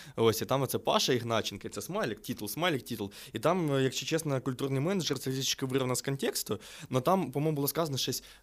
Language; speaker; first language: Ukrainian; non-native, local second language; Russian